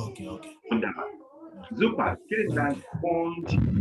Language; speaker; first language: German; non-native, fluent; English